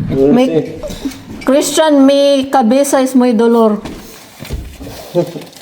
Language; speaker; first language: Spanish; non-native, learner; Filipino